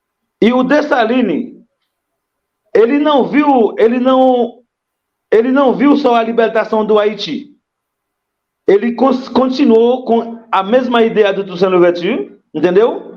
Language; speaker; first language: Portuguese; non-native, fluent; Haitian Creole